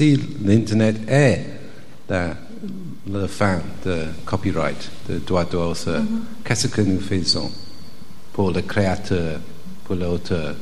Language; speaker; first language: French; non-native, learner; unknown